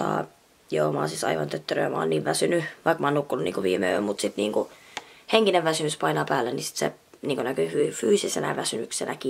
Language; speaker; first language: Finnish; native; Finnish